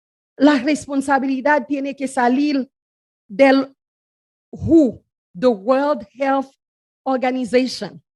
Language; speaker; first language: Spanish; non-native, fluent; Haitian Creole